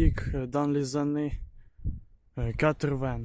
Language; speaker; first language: French; non-native, learner; Ukrainian